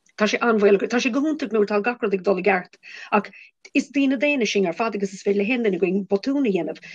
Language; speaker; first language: Irish; non-native, local second language; English